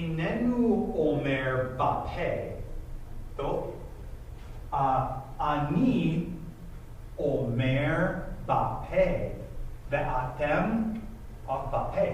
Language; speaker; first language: Hebrew; non-native, fluent; English